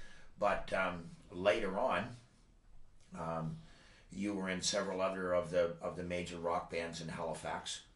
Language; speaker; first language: English; native; English